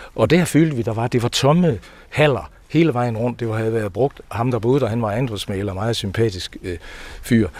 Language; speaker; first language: Danish; native; Danish